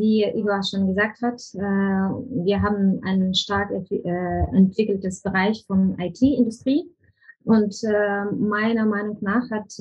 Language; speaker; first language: German; non-native, fluent; Ukrainian